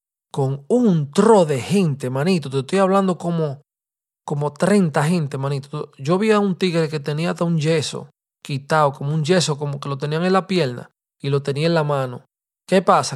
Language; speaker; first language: Spanish; early bilingual, heritage; Spanish